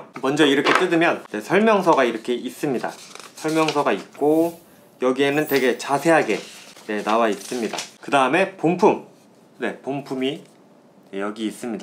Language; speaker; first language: Korean; native; Korean